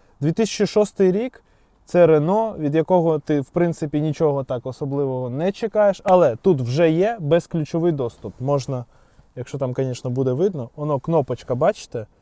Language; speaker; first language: Ukrainian; non-native, local second language; Russian